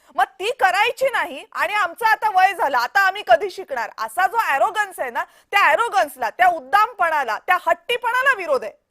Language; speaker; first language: Marathi; native; Marathi